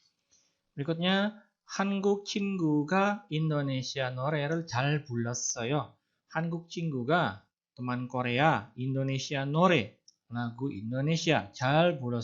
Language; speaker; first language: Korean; non-native, fluent; Indonesian